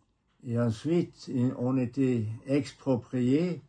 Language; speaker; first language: French; non-native, fluent; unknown